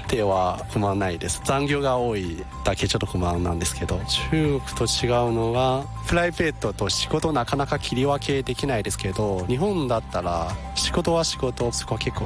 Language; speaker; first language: Japanese; non-native, fluent; Chinese